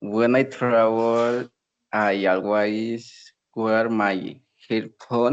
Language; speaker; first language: English; non-native, learner; Spanish